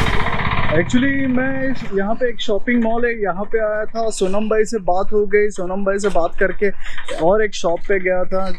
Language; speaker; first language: Hindi; native; Hindi